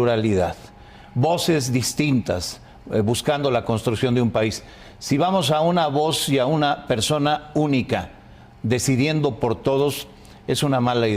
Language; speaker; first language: Spanish; native; Spanish